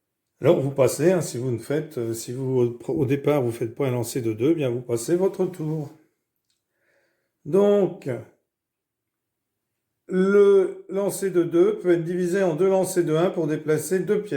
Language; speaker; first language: French; native; French